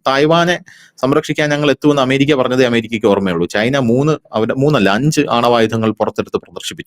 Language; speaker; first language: Malayalam; native; Malayalam